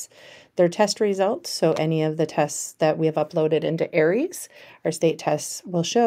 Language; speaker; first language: English; native; English